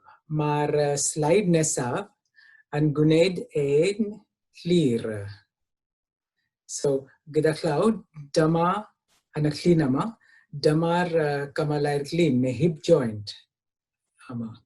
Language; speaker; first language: Welsh; non-native, fluent; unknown